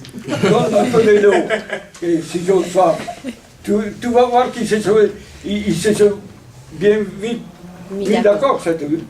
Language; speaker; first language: French; non-native, fluent; Italian